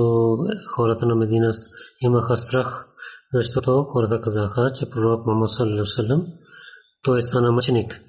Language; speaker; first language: Bulgarian; non-native, learner; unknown